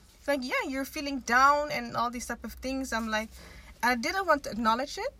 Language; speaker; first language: English; non-native, fluent; Dutch